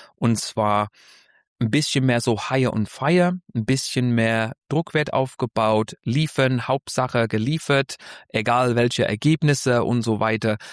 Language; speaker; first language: German; non-native, fluent; English